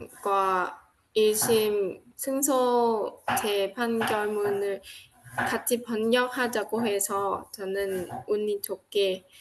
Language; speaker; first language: Korean; non-native, fluent; Vietnamese